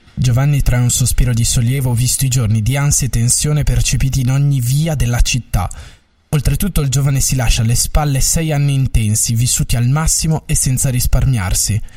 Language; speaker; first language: Italian; native; Italian